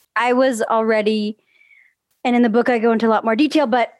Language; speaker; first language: English; early bilingual, other home language; Spanish